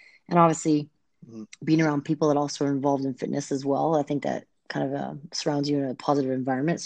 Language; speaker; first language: English; native; English